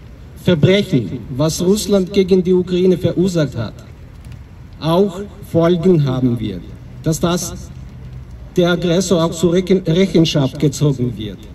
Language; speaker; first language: German; non-native, fluent; Ukrainian